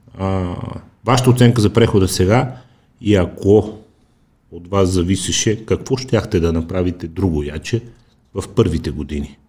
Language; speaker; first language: Bulgarian; native; Bulgarian